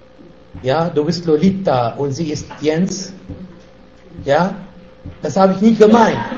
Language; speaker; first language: German; non-native, fluent; Arabic